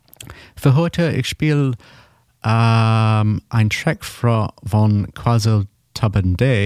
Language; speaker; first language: German; non-native, learner; English